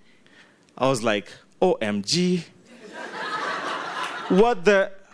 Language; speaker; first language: English; non-native, local second language; Ganda